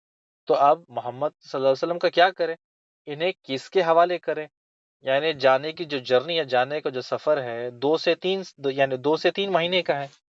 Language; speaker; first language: Urdu; native; Urdu